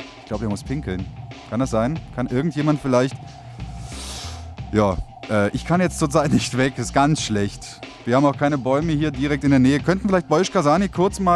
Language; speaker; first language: German; native; German